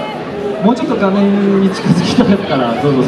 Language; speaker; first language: Japanese; non-native, fluent; French